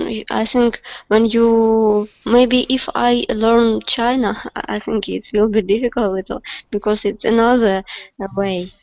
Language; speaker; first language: English; non-native, learner; Russian